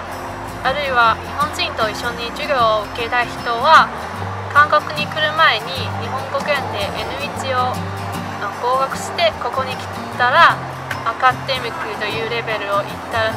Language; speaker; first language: Japanese; non-native, fluent; Chinese